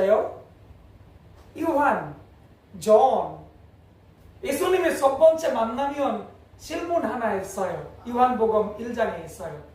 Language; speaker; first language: Korean; non-native, learner; English